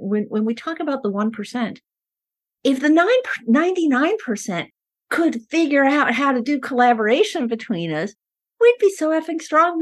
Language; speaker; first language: English; non-native, fluent; Spanish